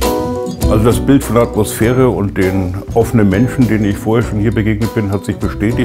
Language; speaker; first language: German; native; German